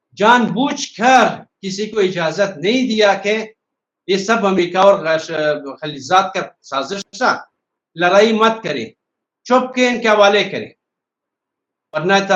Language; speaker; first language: Hindi; non-native, fluent; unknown